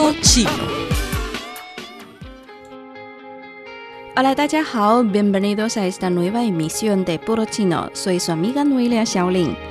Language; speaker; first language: Spanish; non-native, fluent; Chinese